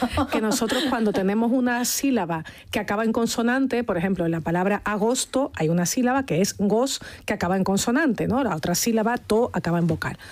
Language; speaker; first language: Spanish; native; Spanish